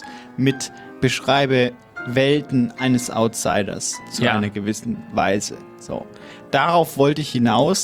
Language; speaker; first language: German; native; German